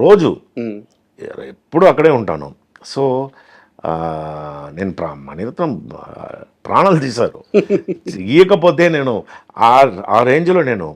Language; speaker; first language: Telugu; non-native, fluent; Tamil